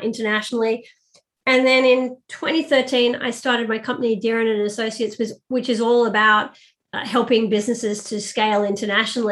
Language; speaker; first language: English; native; English